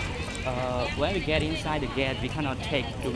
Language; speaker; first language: English; non-native, learner; Khmer